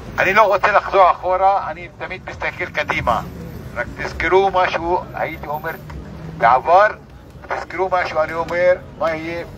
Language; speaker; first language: Hebrew; non-native, local second language; Arabic